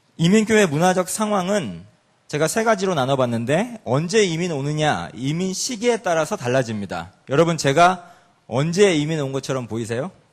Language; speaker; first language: Korean; early bilingual, other home language; English